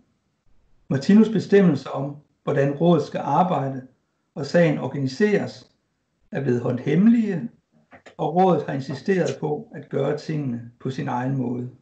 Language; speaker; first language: Danish; native; Danish